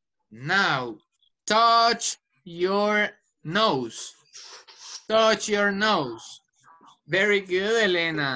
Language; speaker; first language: English; non-native, fluent; Spanish